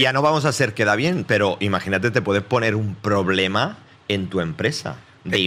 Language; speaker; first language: Spanish; native; Spanish